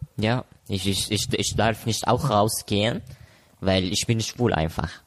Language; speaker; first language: German; non-native, learner; Arabic